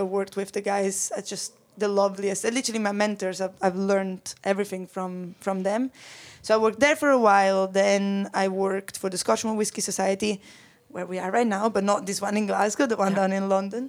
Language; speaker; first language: English; non-native, fluent; Italian